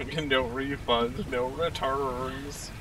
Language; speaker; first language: English; native; English